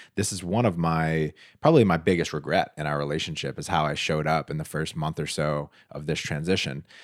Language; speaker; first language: English; native; English